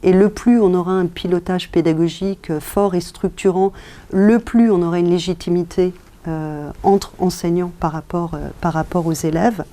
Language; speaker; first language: French; native; French